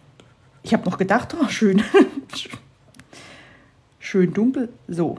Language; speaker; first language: German; native; German